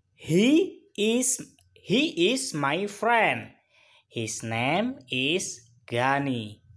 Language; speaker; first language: English; non-native, fluent; Indonesian